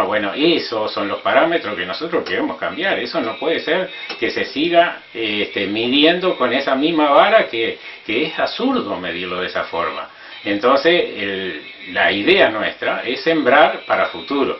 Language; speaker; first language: Spanish; native; Spanish